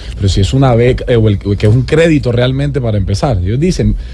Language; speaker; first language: Spanish; native; Spanish